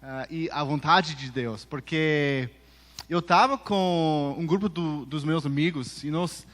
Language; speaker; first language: Portuguese; early bilingual, heritage; Portuguese